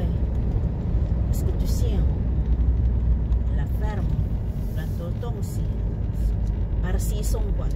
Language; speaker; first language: French; non-native, fluent; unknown